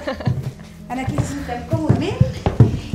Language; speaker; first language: Catalan; native; Catalan